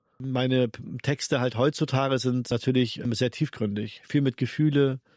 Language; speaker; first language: German; early bilingual, other home language; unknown